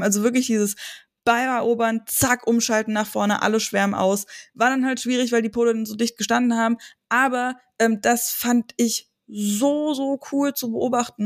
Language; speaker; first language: German; native; German